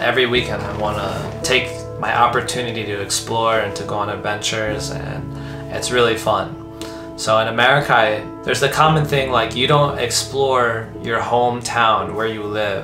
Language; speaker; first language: English; native; English